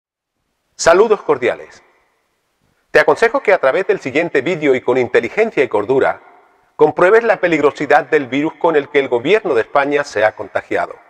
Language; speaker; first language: Spanish; native; Spanish